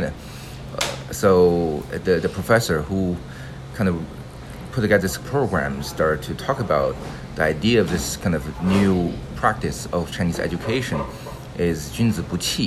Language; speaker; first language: English; non-native, fluent; Chinese